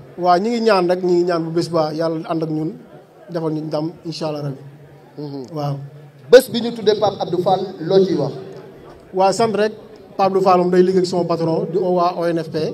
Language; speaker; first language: Wolof; non-native, local second language; Serer